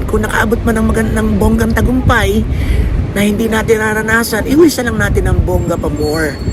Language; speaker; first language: Filipino; native; Filipino